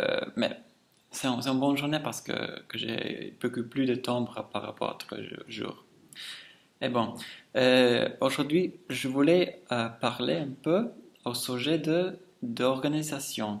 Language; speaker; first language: French; non-native, fluent; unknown